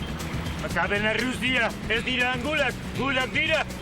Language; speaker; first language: Basque; native; Basque